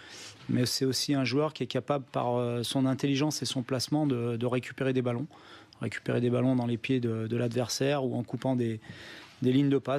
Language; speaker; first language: French; native; French